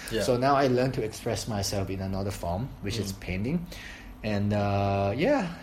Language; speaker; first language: English; non-native, fluent; Thai